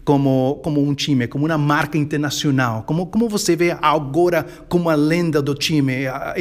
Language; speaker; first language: Portuguese; non-native, fluent; Spanish